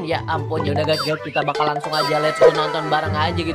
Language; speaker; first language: Indonesian; native; Indonesian